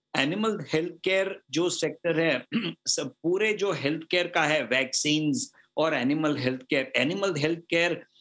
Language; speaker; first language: Hindi; non-native, local second language; Gujarati